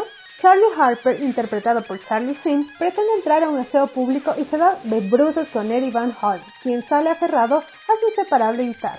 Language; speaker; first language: Spanish; native; Spanish